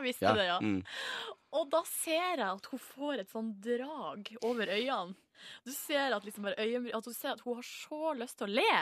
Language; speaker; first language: Norwegian; native; Norwegian